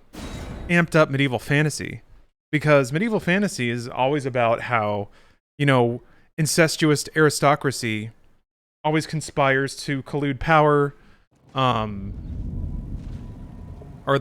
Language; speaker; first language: English; native; English